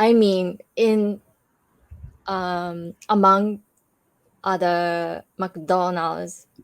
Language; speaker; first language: English; non-native, learner; Japanese